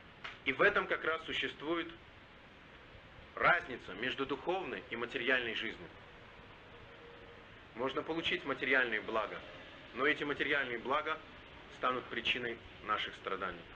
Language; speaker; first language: Russian; native; Russian